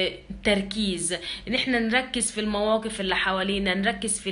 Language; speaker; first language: Arabic; native; Arabic